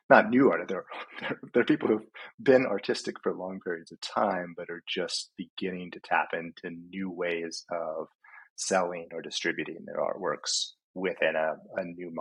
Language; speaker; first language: English; native; English